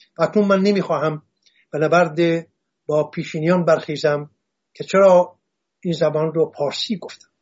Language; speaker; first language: Persian; non-native, local second language; Assyrian Neo-Aramaic